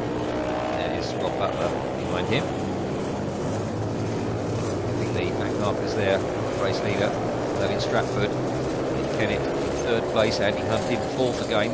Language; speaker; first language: English; native; English